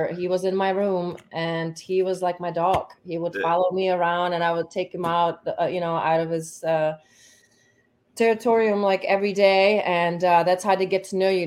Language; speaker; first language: English; non-native, fluent; Czech